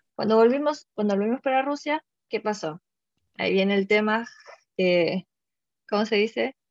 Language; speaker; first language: Spanish; native; Spanish